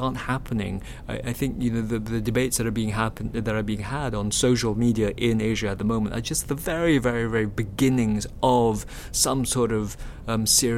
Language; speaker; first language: English; non-native, local second language; Chinese